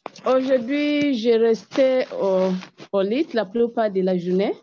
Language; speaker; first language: French; non-native, learner; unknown